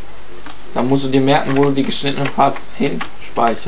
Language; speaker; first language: German; early bilingual, other home language; Turkish